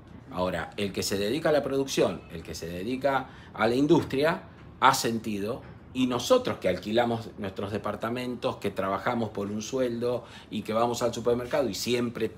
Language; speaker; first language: Spanish; native; Spanish